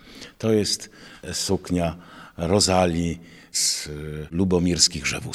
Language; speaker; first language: Polish; native; Polish